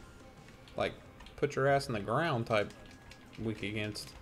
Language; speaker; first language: English; native; English